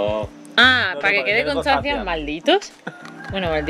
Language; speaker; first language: Spanish; native; Spanish